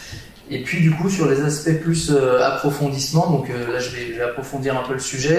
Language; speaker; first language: French; native; French